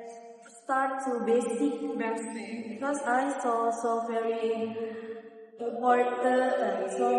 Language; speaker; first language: English; non-native, learner; Indonesian